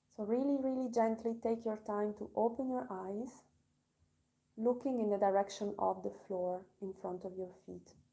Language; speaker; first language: English; non-native, fluent; Italian